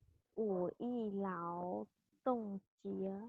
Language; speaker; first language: Chinese; non-native, learner; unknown